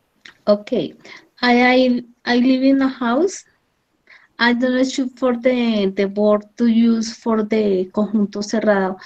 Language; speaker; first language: English; non-native, learner; Spanish